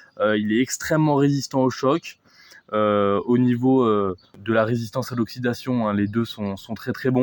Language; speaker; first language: French; native; French